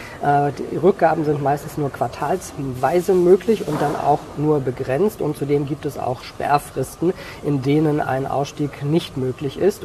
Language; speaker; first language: German; native; German